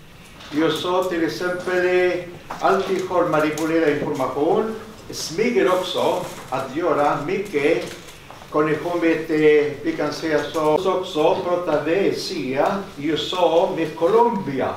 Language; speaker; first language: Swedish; non-native, learner; Spanish